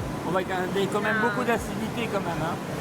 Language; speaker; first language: French; native; French